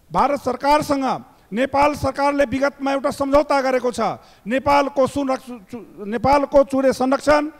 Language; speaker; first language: Nepali; non-native, local second language; Maithili